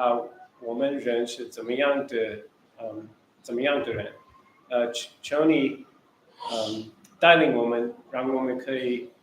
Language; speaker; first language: Chinese; early bilingual, heritage; Chinese